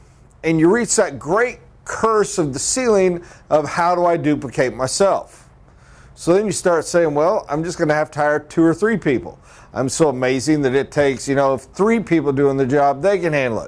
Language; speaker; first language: English; native; English